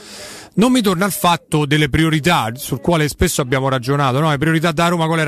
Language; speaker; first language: Italian; native; Italian